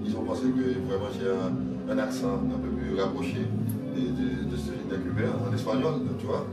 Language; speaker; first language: French; native; French